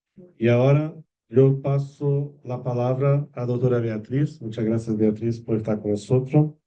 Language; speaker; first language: Spanish; non-native, fluent; Portuguese